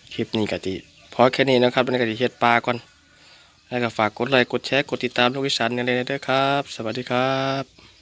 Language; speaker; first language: Thai; native; Thai